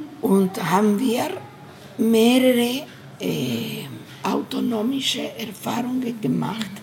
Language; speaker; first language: German; non-native, learner; Spanish